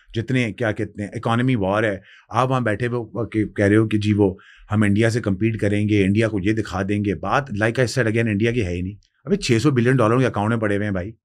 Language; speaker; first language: Urdu; non-native, local second language; Sindhi